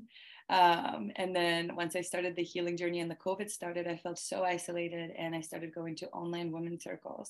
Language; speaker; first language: English; early bilingual, other home language; Russian